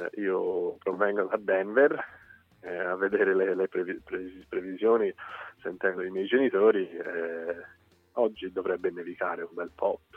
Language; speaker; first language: Italian; non-native, fluent; English